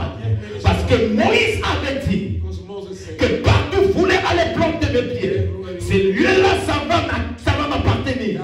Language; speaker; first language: French; non-native, local second language; Lingala